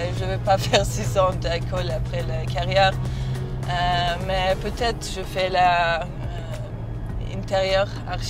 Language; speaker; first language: French; non-native, learner; Serbian